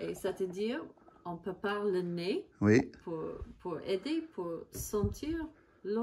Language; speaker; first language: French; non-native, learner; English